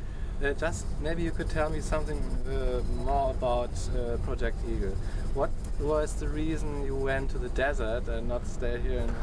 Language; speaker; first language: English; non-native, fluent; German